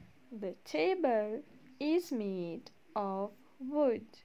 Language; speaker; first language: English; non-native, local second language; Morisyen